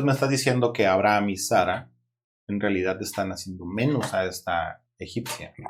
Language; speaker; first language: Spanish; native; Spanish